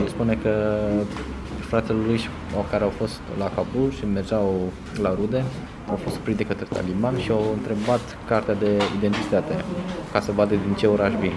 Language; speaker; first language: Romanian; non-native, fluent; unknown